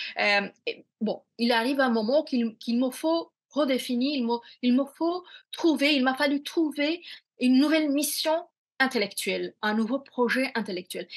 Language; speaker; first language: French; non-native, fluent; Bangla